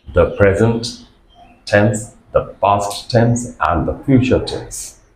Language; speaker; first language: English; non-native, local second language; Bangla